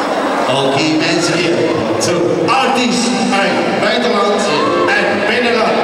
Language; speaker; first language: Dutch; non-native, local second language; Caribbean Hindustani